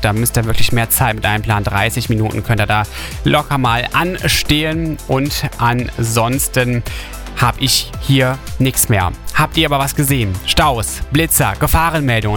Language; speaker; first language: German; native; German